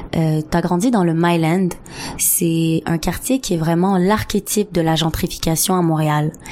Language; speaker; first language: French; native; French